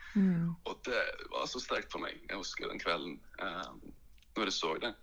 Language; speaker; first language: Norwegian; early bilingual, other home language; Latvian